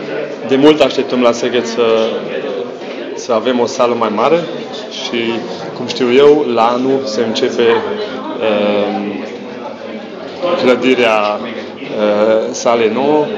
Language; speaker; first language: Romanian; non-native, local second language; Hungarian